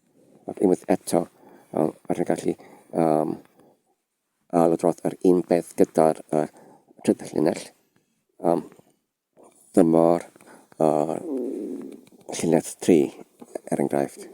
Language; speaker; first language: Welsh; non-native, learner; English